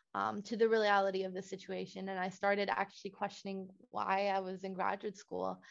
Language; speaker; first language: English; non-native, fluent; Spanish